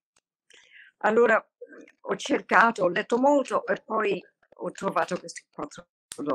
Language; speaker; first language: Italian; non-native, fluent; English